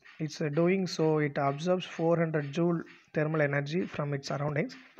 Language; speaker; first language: English; non-native, local second language; Tamil